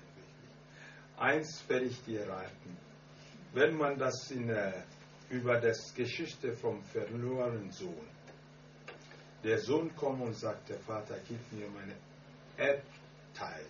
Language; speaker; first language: German; non-native, learner; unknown